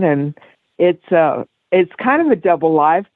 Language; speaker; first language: English; native; English